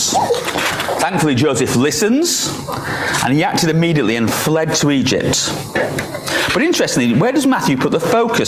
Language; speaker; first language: English; native; English